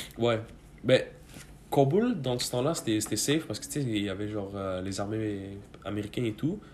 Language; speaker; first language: French; early bilingual, other home language; Persian